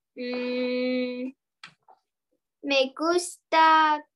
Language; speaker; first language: Spanish; non-native, learner; English